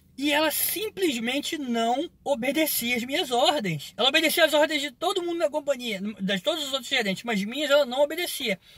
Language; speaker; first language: Portuguese; native; Portuguese